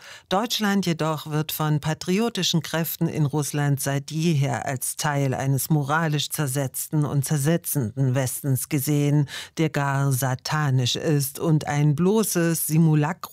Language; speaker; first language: German; native; German